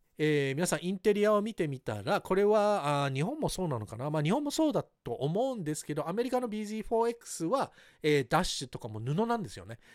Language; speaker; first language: Japanese; early bilingual, heritage; Japanese